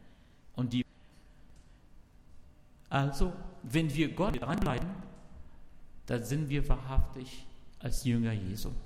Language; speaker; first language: German; non-native, learner; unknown